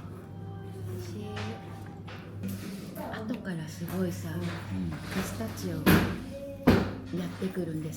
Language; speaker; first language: Japanese; native; Japanese